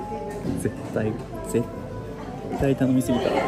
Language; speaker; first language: Japanese; native; Japanese